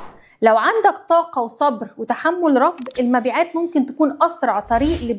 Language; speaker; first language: Arabic; native; Arabic